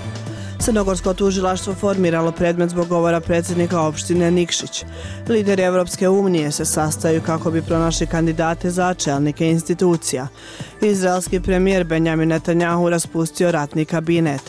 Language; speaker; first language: Croatian; native; Croatian